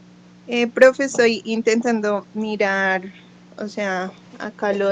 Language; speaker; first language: Spanish; native; Spanish